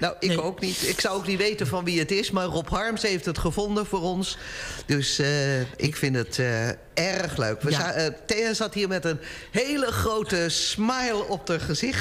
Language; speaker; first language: Dutch; native; Dutch